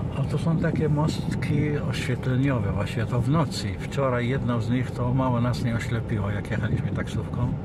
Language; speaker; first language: Polish; non-native, fluent; Arabic